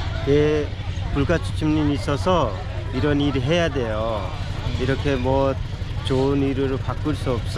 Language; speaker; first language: Korean; non-native, fluent; Hindi